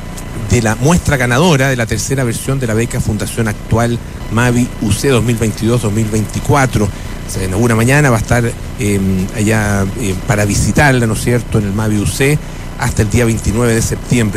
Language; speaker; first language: Spanish; native; Spanish